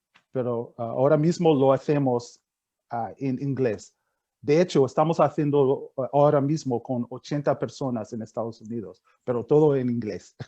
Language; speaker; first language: Spanish; non-native, fluent; English